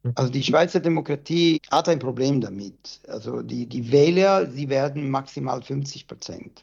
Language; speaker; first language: German; non-native, fluent; Italian